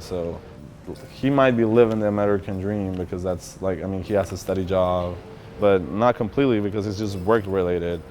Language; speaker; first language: English; non-native, fluent; Spanish